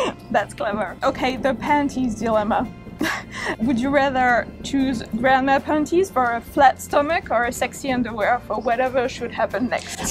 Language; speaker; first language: English; non-native, fluent; French